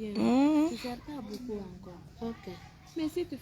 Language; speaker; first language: French; non-native, local second language; Fula